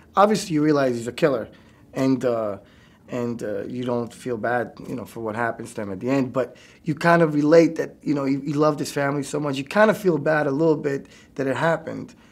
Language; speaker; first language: English; native; English